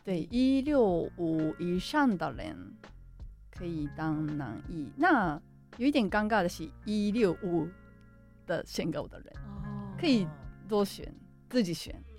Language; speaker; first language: Chinese; non-native, fluent; Japanese